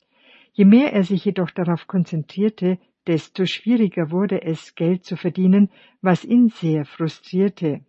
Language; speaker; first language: German; native; German